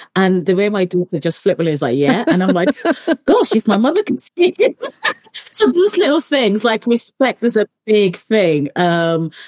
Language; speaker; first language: English; early bilingual, other home language; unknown